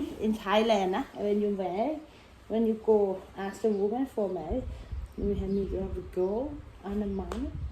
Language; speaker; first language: English; non-native, learner; Thai